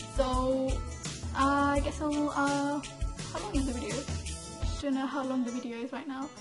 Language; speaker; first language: English; non-native, fluent; Danish